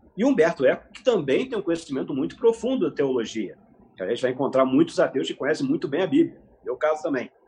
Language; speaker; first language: Portuguese; native; Portuguese